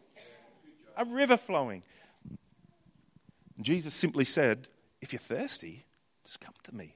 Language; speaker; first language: English; native; English